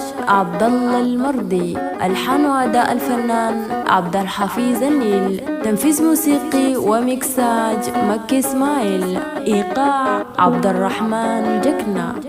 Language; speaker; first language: Arabic; native; Arabic